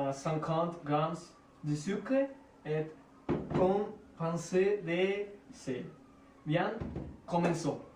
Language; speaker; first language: French; non-native, learner; Spanish